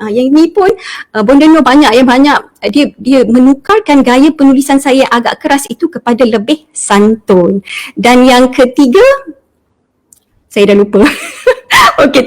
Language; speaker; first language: Malay; native; Malay